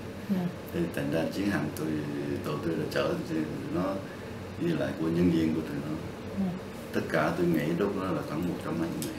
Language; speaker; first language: Vietnamese; non-native, local second language; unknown